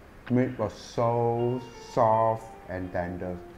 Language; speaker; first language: English; non-native, local second language; Chinese